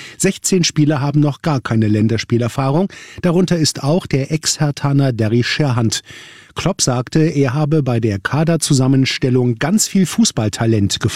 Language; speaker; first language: German; native; German